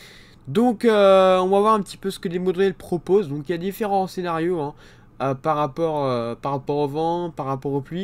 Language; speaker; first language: French; native; French